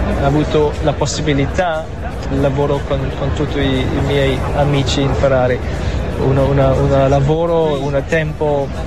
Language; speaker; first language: Italian; non-native, learner; German